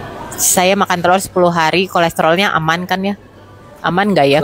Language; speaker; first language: Indonesian; native; Indonesian